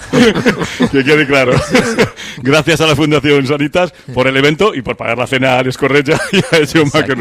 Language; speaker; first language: Spanish; native; Spanish